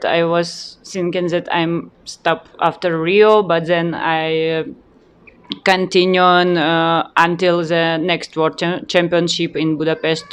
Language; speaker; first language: English; non-native, learner; Ukrainian